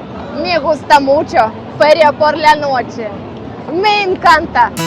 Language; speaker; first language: Spanish; non-native, learner; Russian